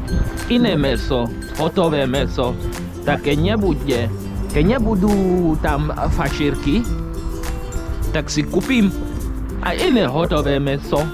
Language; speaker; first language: Slovak; non-native, learner; English